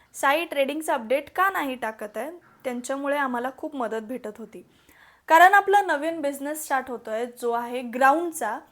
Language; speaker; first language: Marathi; non-native, local second language; Malayalam